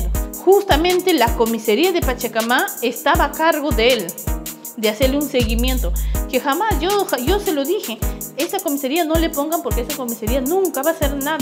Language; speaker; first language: Spanish; native; Spanish